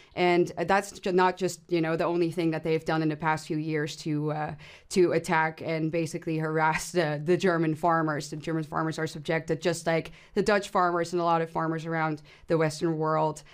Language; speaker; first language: English; non-native, fluent; Dutch